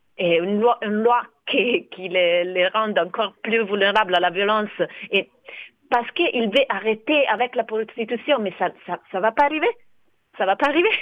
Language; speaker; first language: French; non-native, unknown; Italian